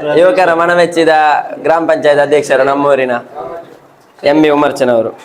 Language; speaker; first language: Kannada; non-native, local second language; Badaga